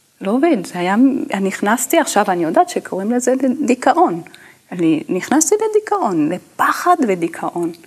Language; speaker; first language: Hebrew; non-native, fluent; Italian